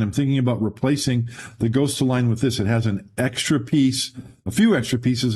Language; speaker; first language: English; native; English